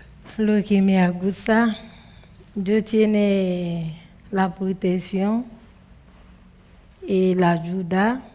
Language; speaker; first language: Spanish; non-native, learner; French